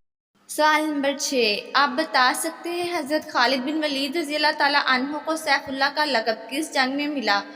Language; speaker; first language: Urdu; native; Urdu